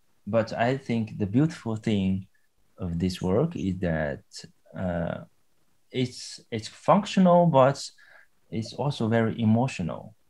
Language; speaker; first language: English; non-native, fluent; Chinese